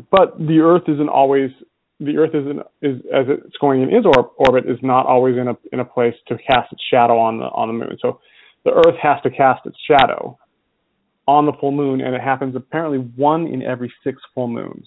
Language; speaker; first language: English; native; English